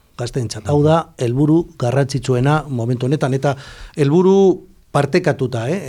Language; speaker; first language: Basque; non-native, local second language; Spanish